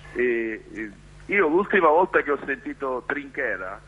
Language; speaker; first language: Italian; native; Italian